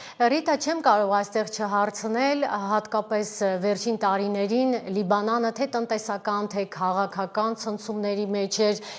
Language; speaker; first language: Armenian; native; Armenian